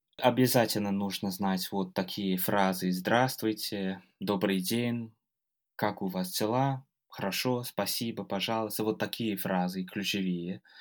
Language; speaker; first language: Russian; non-native, fluent; English